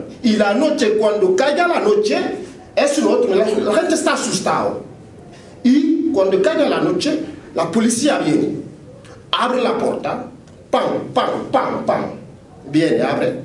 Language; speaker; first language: Spanish; non-native, local second language; French